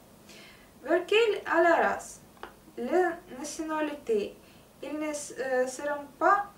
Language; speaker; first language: French; non-native, learner; Russian